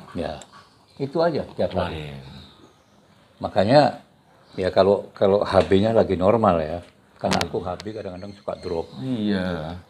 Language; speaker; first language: Indonesian; native; Indonesian